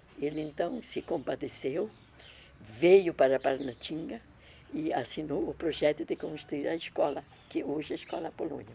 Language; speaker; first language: Portuguese; native; Portuguese